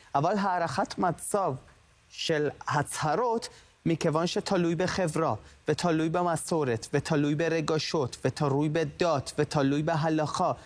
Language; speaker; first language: Hebrew; non-native, fluent; Persian